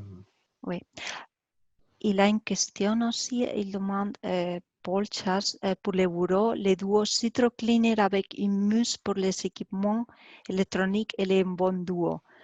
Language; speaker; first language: French; non-native, learner; Spanish